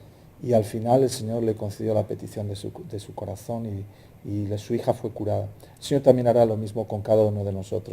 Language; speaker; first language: Spanish; native; Spanish